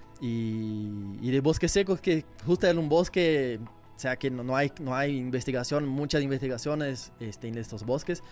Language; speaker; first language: Spanish; non-native, learner; Portuguese